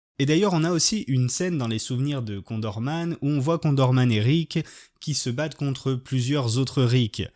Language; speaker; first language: French; native; French